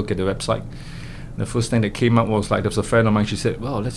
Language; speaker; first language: English; non-native, local second language; Cantonese